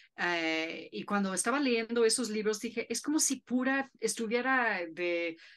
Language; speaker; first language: Spanish; non-native, fluent; English